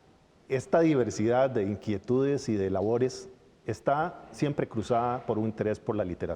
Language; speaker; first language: Spanish; native; Spanish